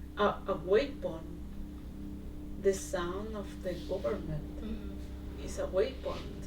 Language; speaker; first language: English; non-native, learner; Spanish